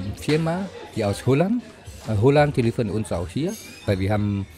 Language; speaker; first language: German; non-native, learner; Vietnamese